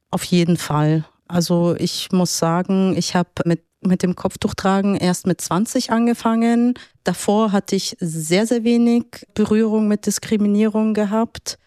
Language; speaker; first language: German; early bilingual, other home language; Arabic